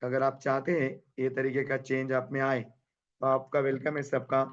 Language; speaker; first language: Hindi; non-native, local second language; Marathi